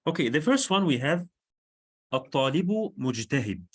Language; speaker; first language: English; non-native, fluent; Arabic